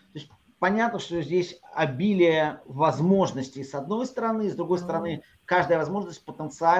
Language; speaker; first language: Russian; native; Russian